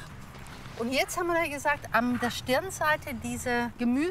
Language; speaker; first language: German; native; German